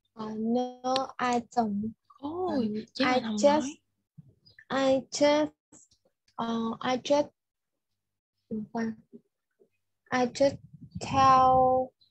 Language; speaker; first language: English; non-native, learner; Vietnamese